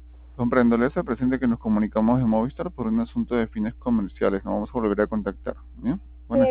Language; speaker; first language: Spanish; native; Spanish